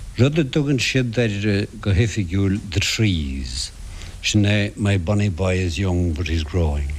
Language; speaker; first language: Irish; non-native, local second language; English